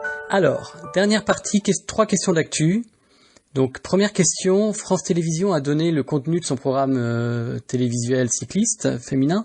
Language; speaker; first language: French; native; French